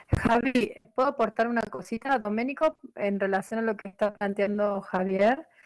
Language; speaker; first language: Spanish; native; Spanish